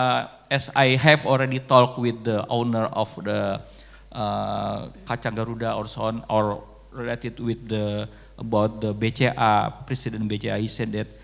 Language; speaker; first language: English; non-native, local second language; Indonesian